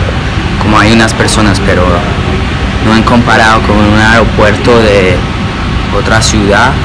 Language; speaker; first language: Spanish; early bilingual, heritage; Spanish